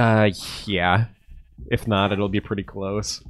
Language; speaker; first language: English; native; English